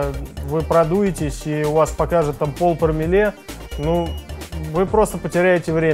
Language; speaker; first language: Russian; native; Russian